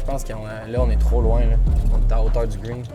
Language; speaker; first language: French; native; French